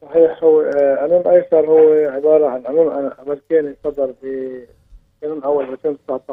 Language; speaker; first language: Arabic; native; Arabic